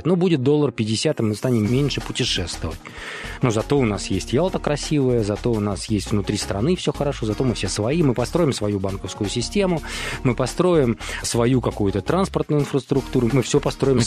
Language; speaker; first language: Russian; native; Russian